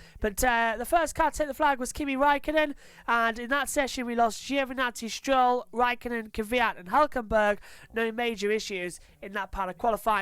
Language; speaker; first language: English; native; English